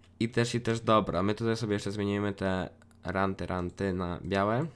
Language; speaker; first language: Polish; native; Polish